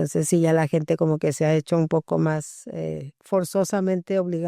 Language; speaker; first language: Spanish; native; Spanish